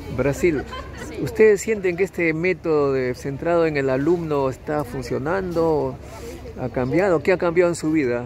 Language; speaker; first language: Spanish; native; Spanish